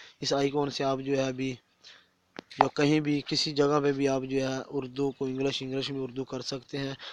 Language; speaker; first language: Urdu; non-native, local second language; Punjabi